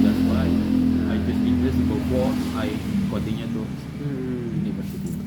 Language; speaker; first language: English; non-native, learner; Indonesian